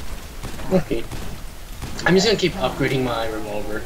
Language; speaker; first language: English; native; English